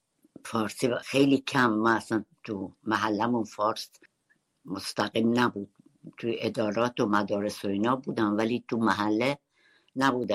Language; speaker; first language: Persian; non-native, local second language; Kurdish